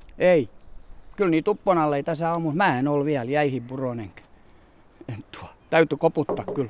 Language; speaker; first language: Finnish; native; Finnish